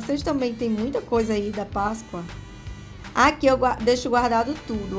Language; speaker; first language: Portuguese; native; Portuguese